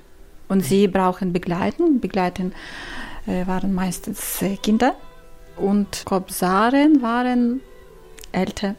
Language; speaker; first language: German; non-native, learner; Ukrainian